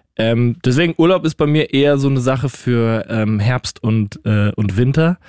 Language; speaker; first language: German; native; German